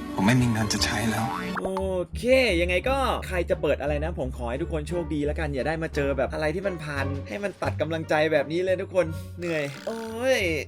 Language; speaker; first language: Thai; native; Thai